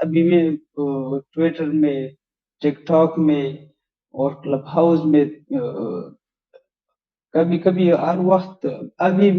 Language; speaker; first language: Hindi; non-native, learner; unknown